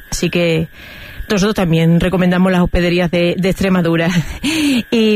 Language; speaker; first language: Spanish; native; Spanish